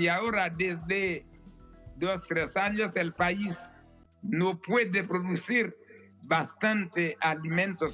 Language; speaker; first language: Spanish; non-native, fluent; Haitian Creole